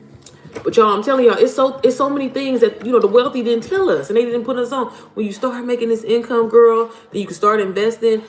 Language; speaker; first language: English; native; English